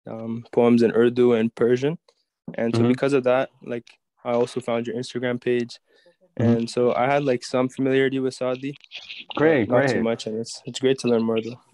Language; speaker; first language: English; native; English